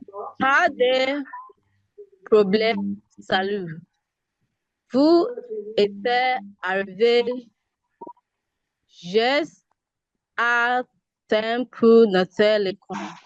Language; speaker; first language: French; non-native, learner; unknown